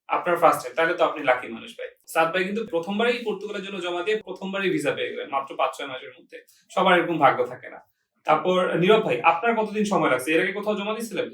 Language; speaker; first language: Bangla; native; Bangla